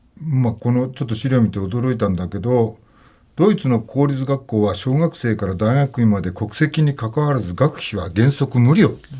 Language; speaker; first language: Japanese; native; Japanese